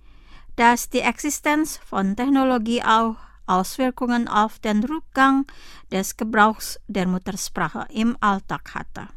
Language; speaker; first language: German; non-native, fluent; Indonesian